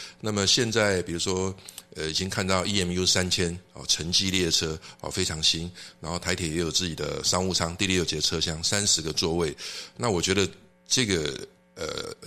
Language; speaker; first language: Chinese; native; Chinese